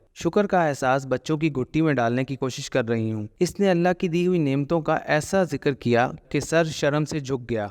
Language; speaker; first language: Urdu; native; Urdu